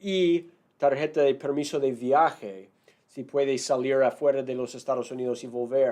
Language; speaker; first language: Spanish; non-native, fluent; English